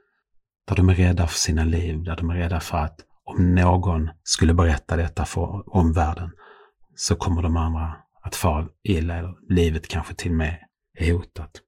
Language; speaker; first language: Swedish; native; Swedish